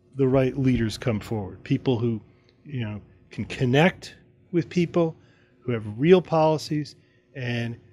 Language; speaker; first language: English; native; English